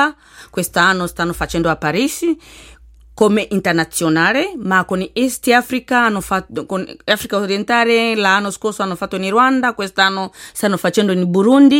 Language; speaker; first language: Italian; non-native, learner; Swahili